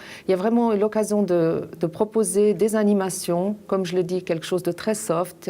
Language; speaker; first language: French; native; French